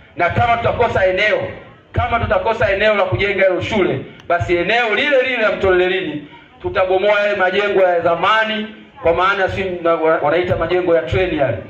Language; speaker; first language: Swahili; native; Swahili